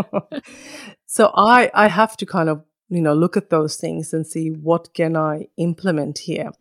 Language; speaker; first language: English; non-native, fluent; Finnish